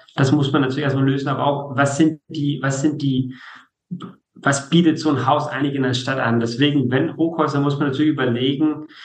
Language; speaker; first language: German; non-native, fluent; Danish